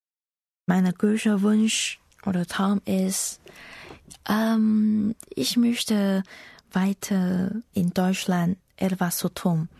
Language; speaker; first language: German; non-native, learner; Chinese